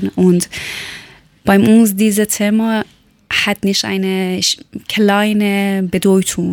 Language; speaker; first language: German; non-native, learner; Persian